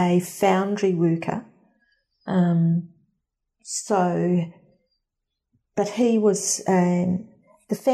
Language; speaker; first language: English; native; English